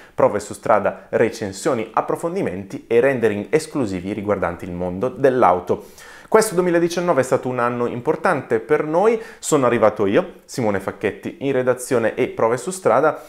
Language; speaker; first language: Italian; native; Italian